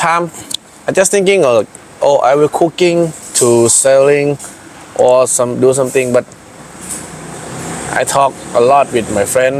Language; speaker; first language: English; non-native, learner; Thai